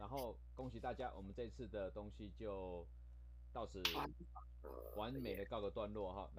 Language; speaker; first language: Chinese; native; Chinese